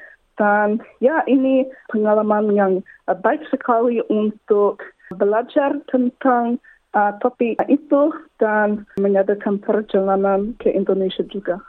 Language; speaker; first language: Indonesian; non-native, learner; English